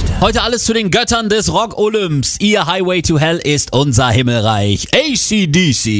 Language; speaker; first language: German; native; German